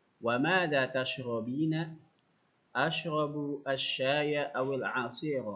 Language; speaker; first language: Arabic; non-native, fluent; Indonesian